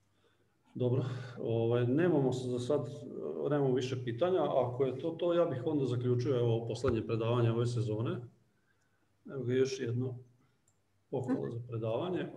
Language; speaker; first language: Serbian; native; Serbian